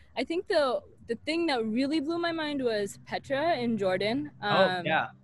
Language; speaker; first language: English; native; English